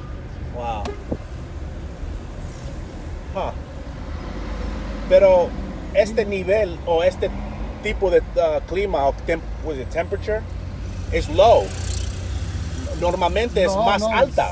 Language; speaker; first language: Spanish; non-native, learner; English